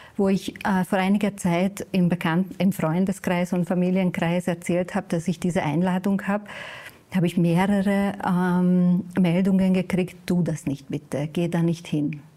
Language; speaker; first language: German; non-native, fluent; Hungarian